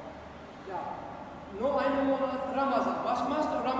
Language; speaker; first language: German; non-native, learner; Turkish